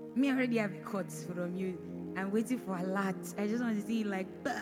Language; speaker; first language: English; non-native, local second language; Bini